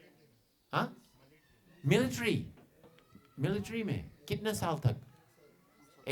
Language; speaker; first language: Hindi; non-native, fluent; English